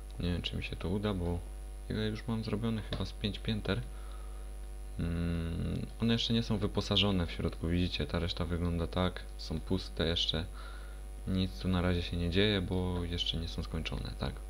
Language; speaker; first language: Polish; native; Polish